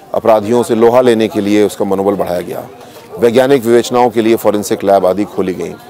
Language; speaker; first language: Hindi; native; Hindi